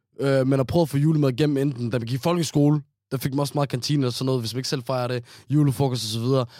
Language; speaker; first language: Danish; non-native, fluent; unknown